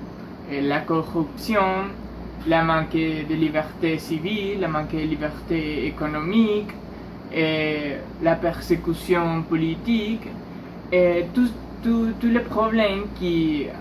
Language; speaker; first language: French; non-native, learner; Spanish